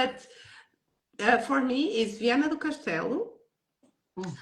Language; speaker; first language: English; non-native, learner; Portuguese